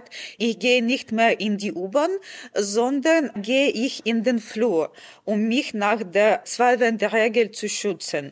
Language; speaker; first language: German; non-native, fluent; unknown